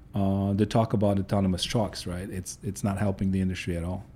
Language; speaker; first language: English; non-native, fluent; Polish